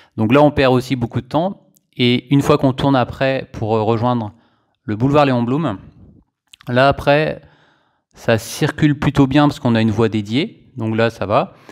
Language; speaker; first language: French; native; French